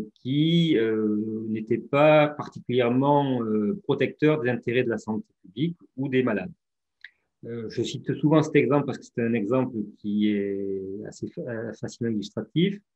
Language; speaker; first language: French; native; French